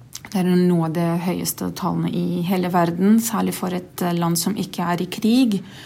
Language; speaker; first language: Norwegian; non-native, fluent; Portuguese